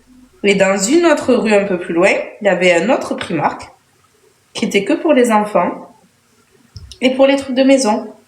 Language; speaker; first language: French; native; French